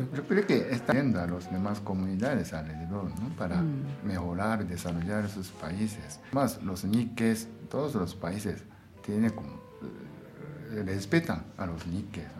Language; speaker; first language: Spanish; non-native, fluent; Japanese